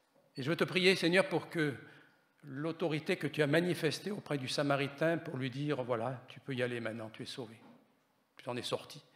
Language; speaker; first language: French; native; French